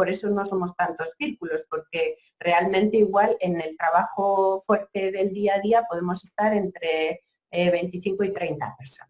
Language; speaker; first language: Spanish; native; Spanish